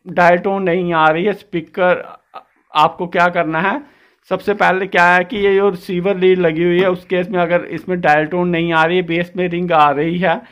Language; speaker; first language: Hindi; non-native, local second language; Dogri